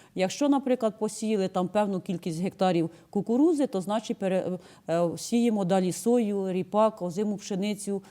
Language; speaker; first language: Ukrainian; native; Ukrainian